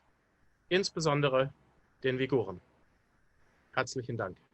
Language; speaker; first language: German; native; German